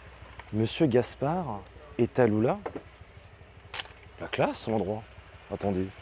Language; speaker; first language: French; native; French